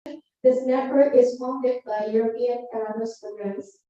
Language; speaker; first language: English; non-native, learner; Indonesian